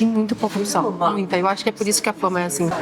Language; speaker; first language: Portuguese; native; Portuguese